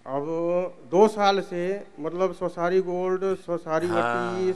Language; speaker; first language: Hindi; native; Hindi